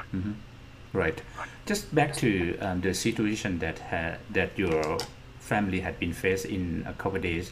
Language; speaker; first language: English; non-native, fluent; Thai